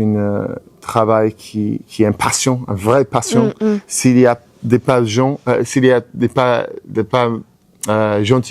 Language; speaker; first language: French; non-native, fluent; English